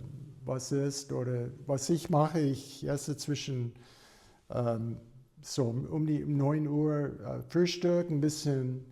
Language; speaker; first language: German; non-native, fluent; English